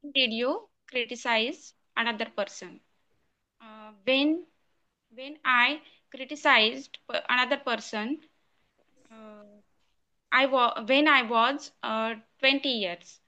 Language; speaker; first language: English; non-native, learner; Marathi